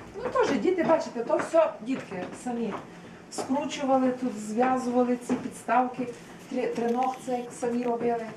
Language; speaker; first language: Ukrainian; native; Ukrainian